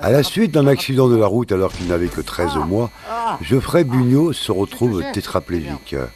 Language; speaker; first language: French; native; French